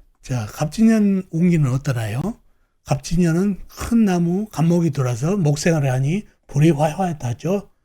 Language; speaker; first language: Korean; native; Korean